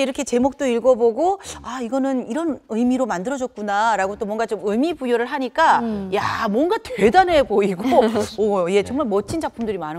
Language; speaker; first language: Korean; native; Korean